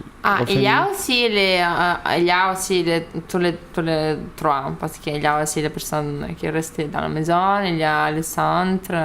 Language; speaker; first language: French; non-native, learner; Lithuanian